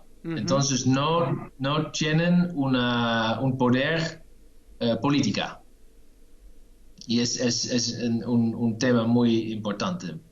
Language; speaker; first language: Spanish; non-native, fluent; Dutch